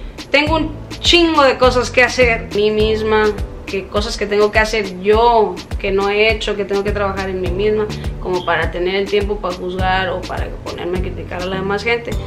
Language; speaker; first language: Spanish; native; Spanish